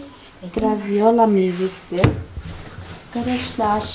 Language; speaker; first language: Turkish; non-native, fluent; Portuguese